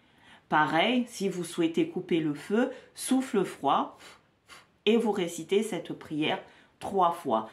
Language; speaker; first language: French; native; French